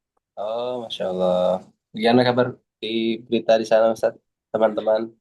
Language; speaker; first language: Indonesian; native; Indonesian